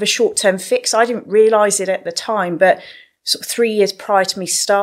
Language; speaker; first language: English; native; English